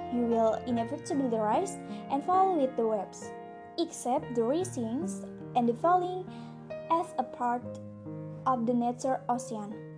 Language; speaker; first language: English; non-native, learner; Indonesian